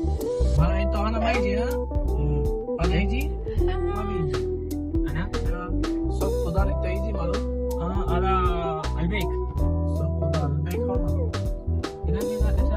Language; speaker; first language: Arabic; non-native, learner; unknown